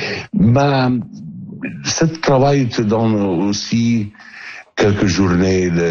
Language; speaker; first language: French; non-native, learner; Italian